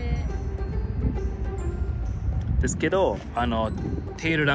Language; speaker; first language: Japanese; non-native, fluent; English